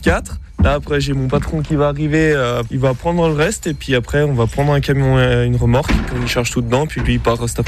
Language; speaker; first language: French; native; French